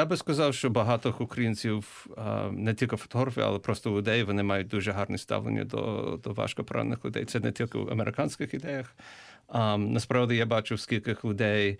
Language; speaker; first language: Ukrainian; early bilingual, heritage; English